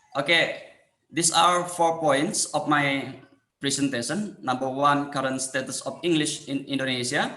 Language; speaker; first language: English; non-native, fluent; Indonesian